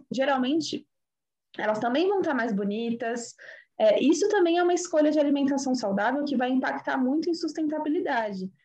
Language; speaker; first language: Portuguese; native; Portuguese